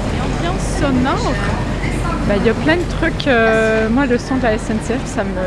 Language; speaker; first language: French; non-native, fluent; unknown